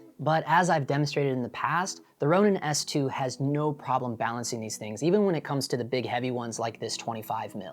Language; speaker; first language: English; native; English